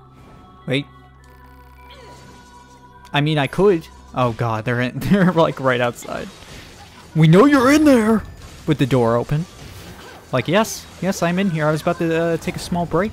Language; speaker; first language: English; native; English